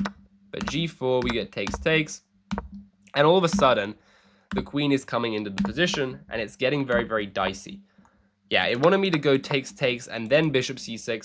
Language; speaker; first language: English; native; English